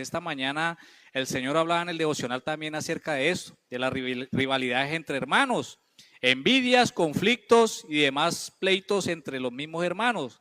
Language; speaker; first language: Spanish; native; Spanish